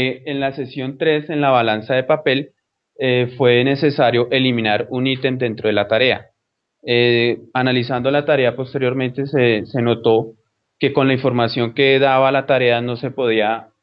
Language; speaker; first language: Spanish; native; Spanish